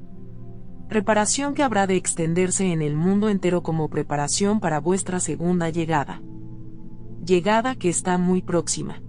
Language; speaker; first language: Spanish; native; Spanish